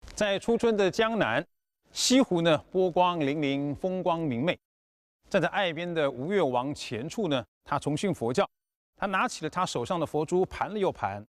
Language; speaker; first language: Chinese; native; Chinese